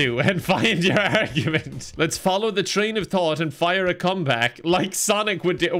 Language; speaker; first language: English; native; English